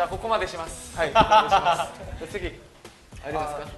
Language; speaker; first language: Japanese; non-native, fluent; Korean